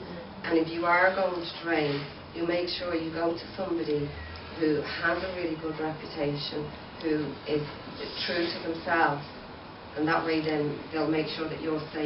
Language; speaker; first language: English; native; English